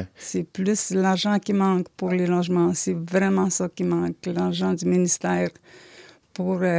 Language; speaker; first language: French; non-native, fluent; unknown